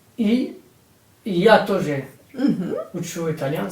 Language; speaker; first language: Russian; non-native, learner; French